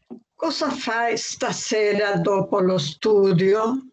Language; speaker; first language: Italian; non-native, learner; Spanish